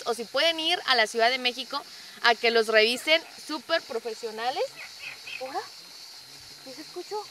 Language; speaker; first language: Spanish; native; Spanish